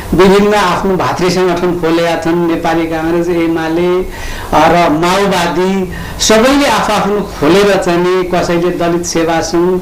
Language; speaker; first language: Nepali; native; Nepali